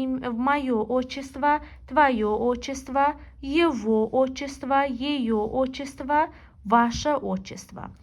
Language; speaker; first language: Russian; non-native, local second language; Azerbaijani